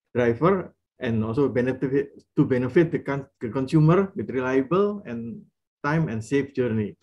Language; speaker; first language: English; non-native, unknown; Indonesian